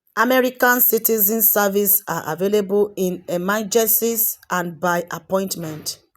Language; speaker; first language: English; non-native, local second language; Yoruba